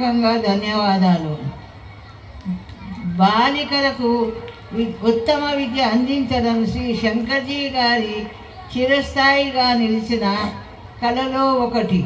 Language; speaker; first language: Telugu; native; Telugu